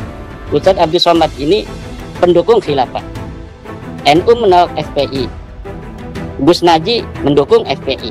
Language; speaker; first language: Indonesian; native; Indonesian